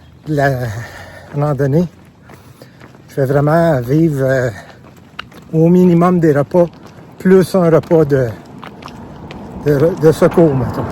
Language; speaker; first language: French; native; French